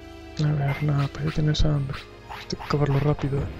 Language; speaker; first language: Spanish; native; Spanish